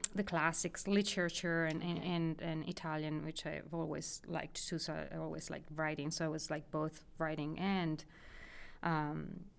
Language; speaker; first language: English; non-native, fluent; Italian